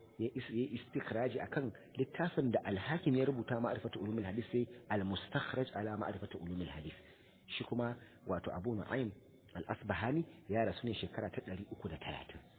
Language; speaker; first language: Hausa; native; Hausa